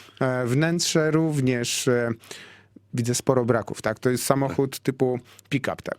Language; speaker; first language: Polish; native; Polish